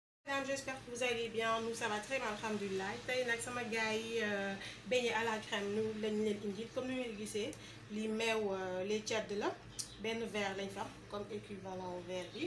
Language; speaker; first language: French; non-native, local second language; Wolof